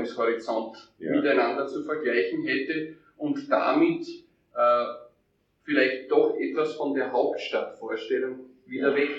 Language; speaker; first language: German; native; German